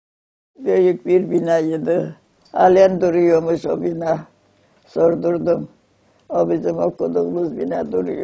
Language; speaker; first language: Turkish; non-native, local second language; Armenian